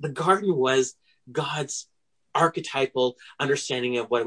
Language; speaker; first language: English; native; English